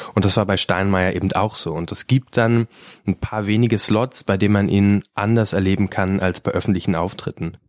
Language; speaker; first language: German; native; German